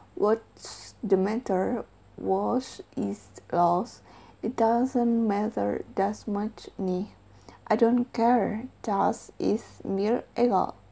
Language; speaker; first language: English; non-native, learner; Indonesian